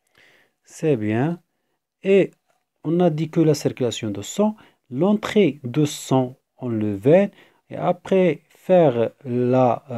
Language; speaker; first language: French; non-native, fluent; Arabic